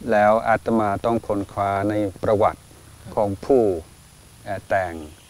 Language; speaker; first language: Thai; non-native, fluent; English